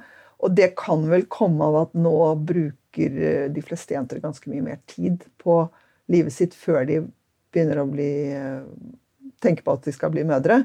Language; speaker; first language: Norwegian; native; Norwegian